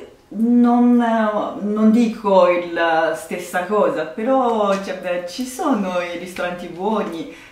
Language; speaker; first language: Italian; non-native, fluent; Japanese